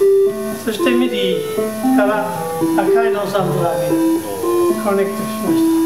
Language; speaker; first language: Japanese; non-native, learner; English